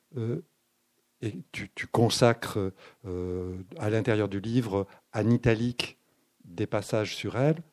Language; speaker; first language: French; native; French